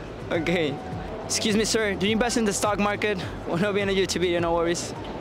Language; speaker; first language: English; non-native, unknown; Spanish